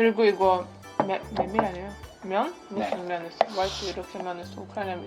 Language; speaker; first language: Korean; non-native, learner; Ukrainian